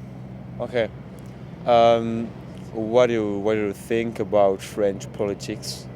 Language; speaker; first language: English; non-native, learner; French